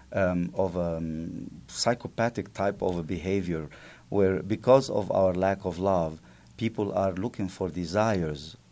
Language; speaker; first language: English; non-native, fluent; Arabic